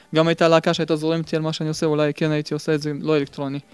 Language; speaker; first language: Hebrew; early bilingual, other home language; Russian